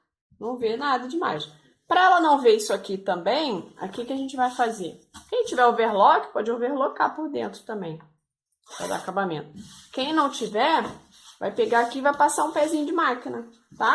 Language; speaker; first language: Portuguese; native; Portuguese